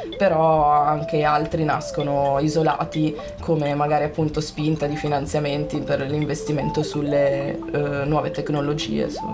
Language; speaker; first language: Italian; native; Italian